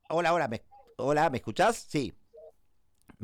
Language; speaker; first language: Spanish; native; Spanish